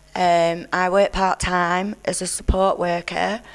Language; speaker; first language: English; native; English